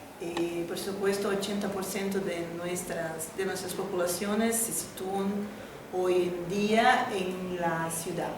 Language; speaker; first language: Spanish; non-native, fluent; Portuguese